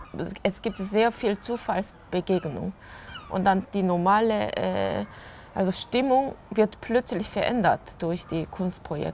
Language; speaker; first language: German; non-native, learner; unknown